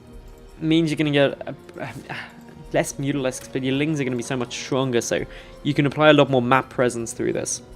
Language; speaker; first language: English; native; English